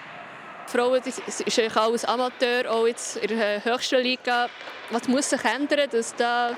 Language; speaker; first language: German; native; German